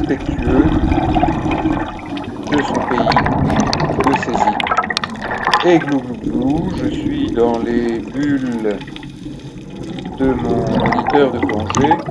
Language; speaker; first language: French; native; French